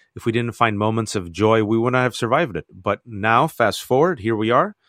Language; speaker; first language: English; native; English